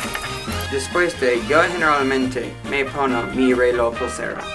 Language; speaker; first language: Spanish; non-native, learner; English